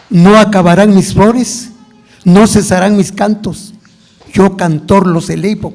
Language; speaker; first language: Spanish; non-native, local second language; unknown